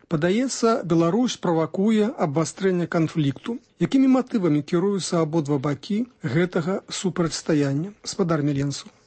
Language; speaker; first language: Belarusian; native; Belarusian